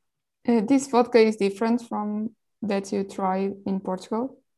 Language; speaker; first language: English; non-native, local second language; Portuguese